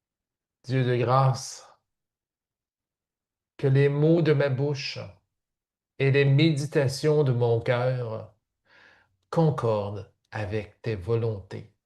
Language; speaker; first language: French; native; French